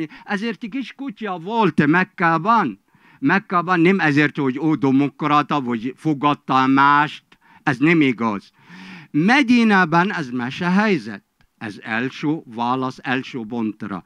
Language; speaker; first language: Hungarian; non-native, fluent; Arabic